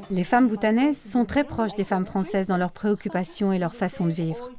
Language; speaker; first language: French; native; French